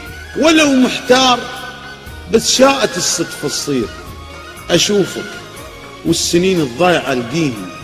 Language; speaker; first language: Arabic; native; Arabic